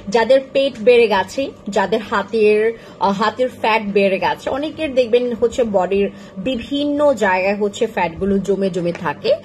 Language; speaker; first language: Bangla; native; Bangla